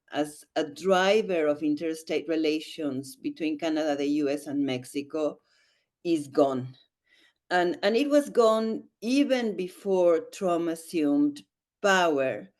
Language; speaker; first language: English; non-native, fluent; Spanish